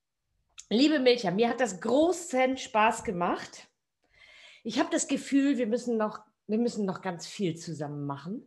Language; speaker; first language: German; native; German